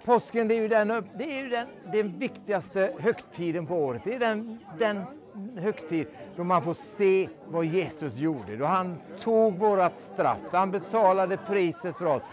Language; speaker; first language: Swedish; native; Swedish